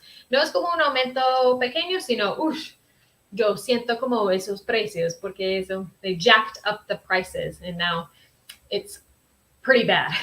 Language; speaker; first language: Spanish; early bilingual, heritage; Spanish